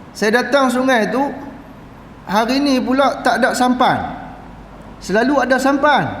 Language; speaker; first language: Malay; native; Malay